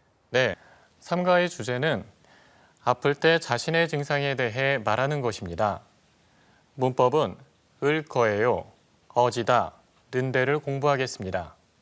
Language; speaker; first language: Korean; native; Korean